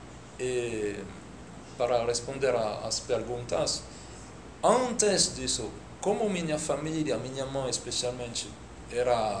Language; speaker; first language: Portuguese; non-native, fluent; French